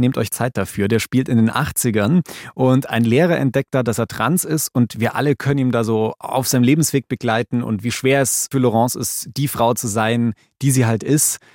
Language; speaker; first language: German; native; German